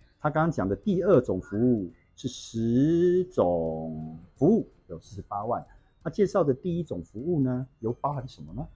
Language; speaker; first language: Chinese; native; Chinese